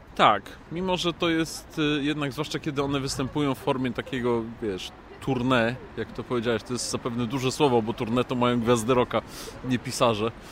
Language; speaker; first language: Polish; native; Polish